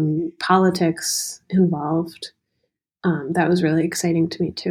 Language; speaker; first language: English; native; English